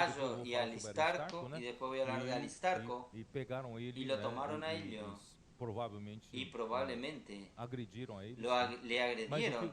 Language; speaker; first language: Spanish; non-native, fluent; Portuguese